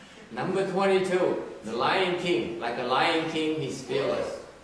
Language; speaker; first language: English; non-native, fluent; Vietnamese